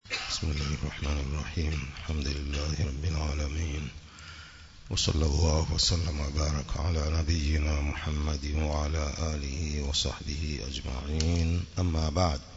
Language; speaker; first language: Arabic; non-native, fluent; Swahili